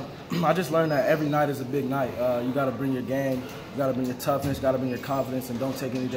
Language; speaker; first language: English; native; English